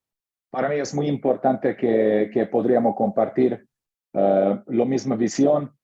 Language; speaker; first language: Spanish; non-native, learner; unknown